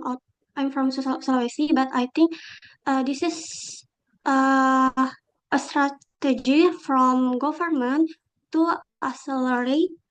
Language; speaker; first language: English; non-native, local second language; Indonesian